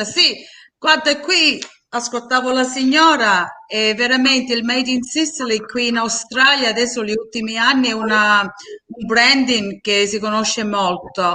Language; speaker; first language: Italian; early bilingual, heritage; Sicilian